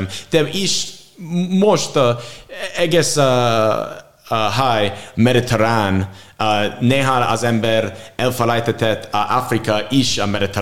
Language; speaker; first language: Hungarian; non-native, learner; English